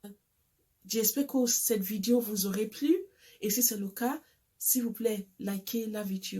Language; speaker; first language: French; non-native, fluent; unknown